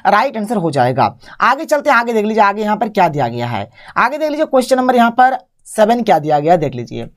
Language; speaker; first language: Hindi; native; Hindi